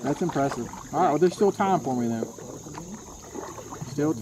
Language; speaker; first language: English; native; English